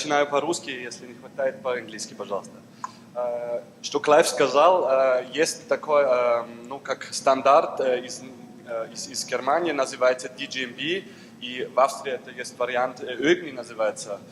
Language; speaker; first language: Russian; non-native, learner; German